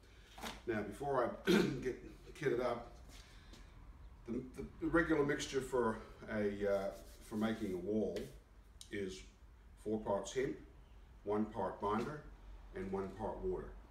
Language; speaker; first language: English; native; English